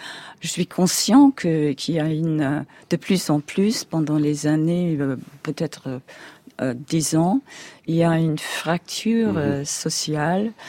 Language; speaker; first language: French; non-native, fluent; English